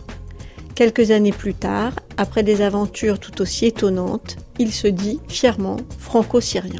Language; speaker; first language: French; native; French